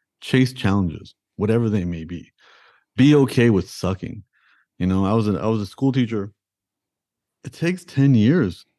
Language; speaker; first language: English; early bilingual, other home language; Punjabi